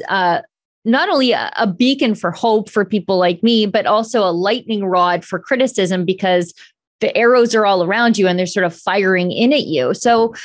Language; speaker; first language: English; native; English